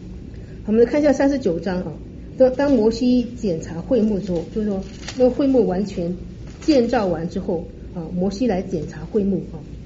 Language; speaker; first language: Chinese; native; Chinese